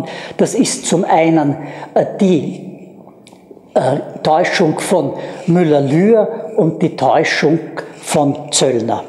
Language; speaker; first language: German; native; German